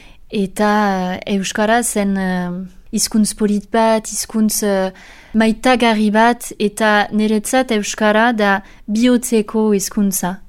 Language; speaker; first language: Basque; non-native, local second language; French